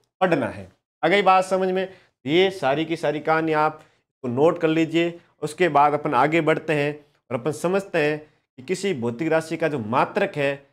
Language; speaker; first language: Hindi; native; Hindi